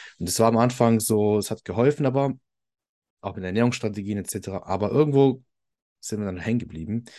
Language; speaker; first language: German; early bilingual, other home language; Italian